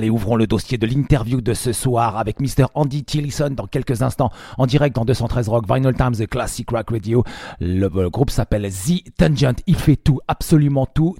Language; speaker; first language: French; native; French